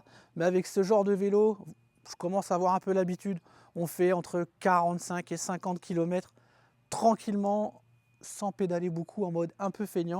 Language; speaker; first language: French; native; French